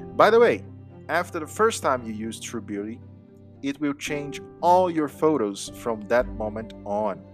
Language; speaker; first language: English; non-native, fluent; Portuguese